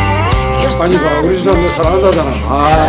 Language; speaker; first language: Korean; native; Korean